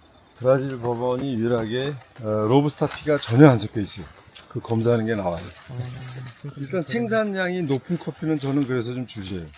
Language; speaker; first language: Korean; early bilingual, heritage; Korean